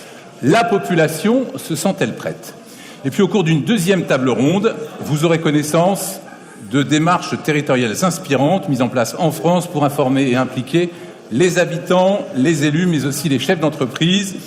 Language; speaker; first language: French; native; French